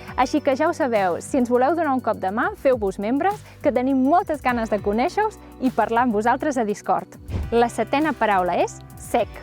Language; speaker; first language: Catalan; native; Catalan